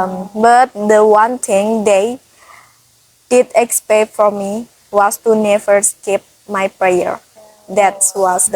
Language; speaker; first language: English; non-native, learner; Indonesian